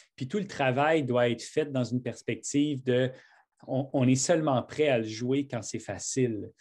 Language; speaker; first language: French; native; French